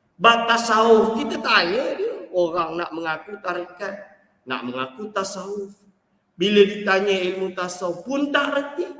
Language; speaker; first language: Malay; native; Malay